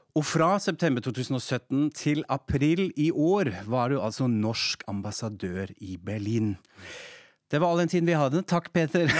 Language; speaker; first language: Norwegian; non-native, fluent; German